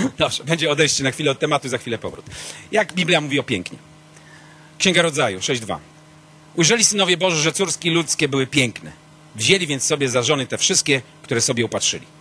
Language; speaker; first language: Polish; native; Polish